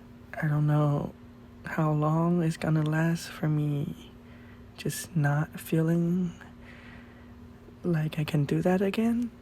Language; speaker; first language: English; non-native, fluent; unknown